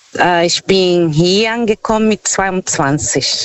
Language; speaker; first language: German; non-native, learner; Portuguese